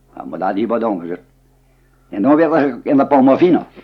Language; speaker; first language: Dutch; native; Dutch